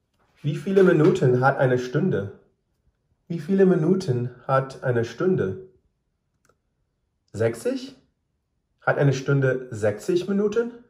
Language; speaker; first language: German; non-native, fluent; English